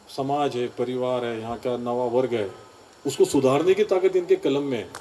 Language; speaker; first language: Hindi; non-native, local second language; Marathi